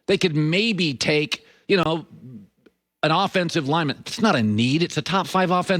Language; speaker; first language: English; native; English